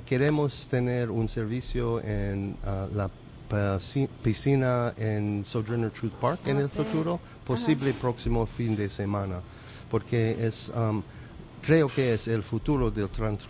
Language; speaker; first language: Spanish; non-native, learner; English